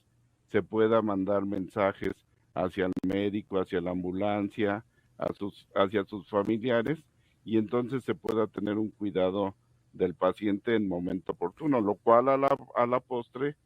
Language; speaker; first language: Spanish; native; Spanish